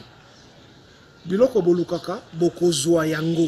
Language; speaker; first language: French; non-native, local second language; Lingala